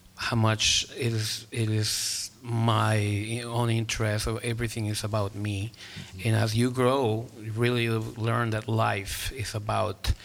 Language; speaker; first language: English; non-native, fluent; Spanish